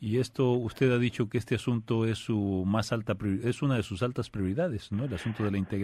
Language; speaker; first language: Spanish; native; Spanish